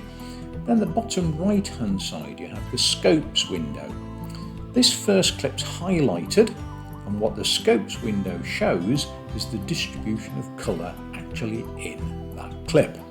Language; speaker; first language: English; native; English